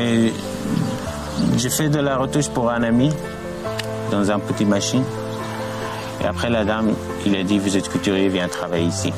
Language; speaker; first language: French; non-native, learner; Arabic